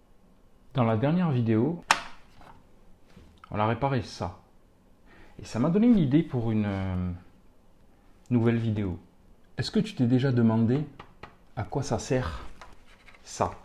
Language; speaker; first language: French; native; French